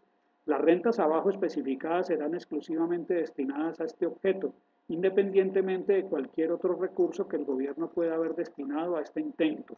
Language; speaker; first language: Spanish; native; Spanish